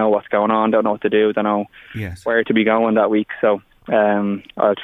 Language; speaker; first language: English; native; English